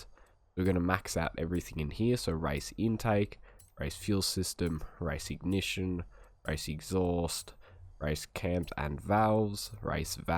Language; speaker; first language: English; native; English